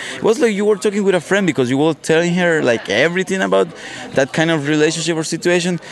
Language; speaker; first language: English; non-native, fluent; Spanish